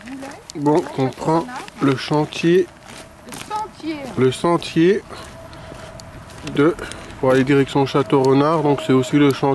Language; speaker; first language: French; native; French